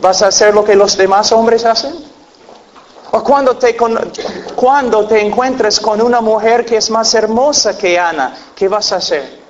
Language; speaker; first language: Spanish; non-native, fluent; English